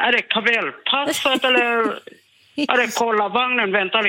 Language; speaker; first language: Swedish; non-native, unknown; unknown